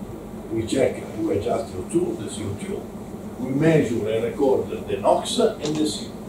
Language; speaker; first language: English; non-native, learner; Italian